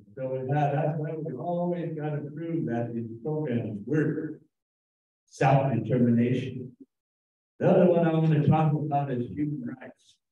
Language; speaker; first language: English; native; English